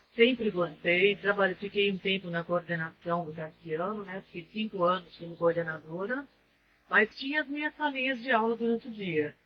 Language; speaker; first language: Portuguese; native; Portuguese